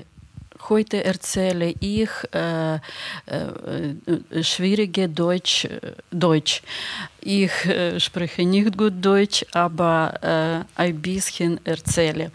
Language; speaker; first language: German; non-native, learner; Ukrainian